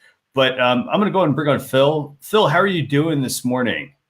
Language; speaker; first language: English; native; English